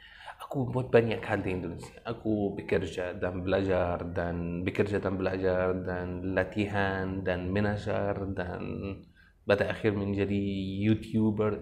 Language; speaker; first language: Indonesian; non-native, fluent; Arabic